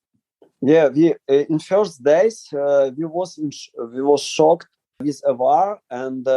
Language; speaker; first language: English; non-native, learner; Ukrainian